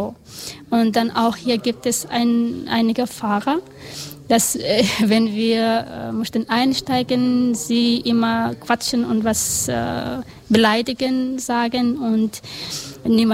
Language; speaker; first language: German; non-native, learner; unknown